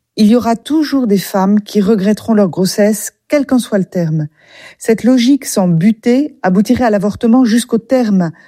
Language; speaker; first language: French; native; French